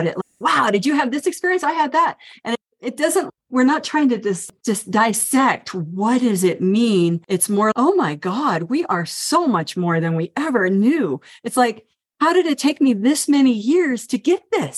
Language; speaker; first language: English; native; English